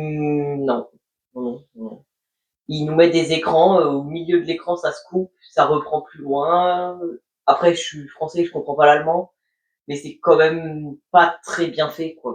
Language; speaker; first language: French; native; French